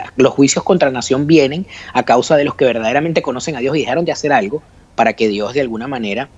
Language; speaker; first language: Spanish; native; Spanish